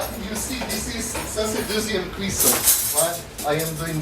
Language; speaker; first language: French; non-native, learner; Slovak